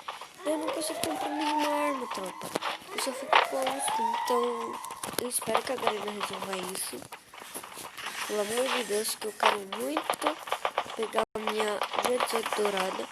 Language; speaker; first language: Portuguese; native; Portuguese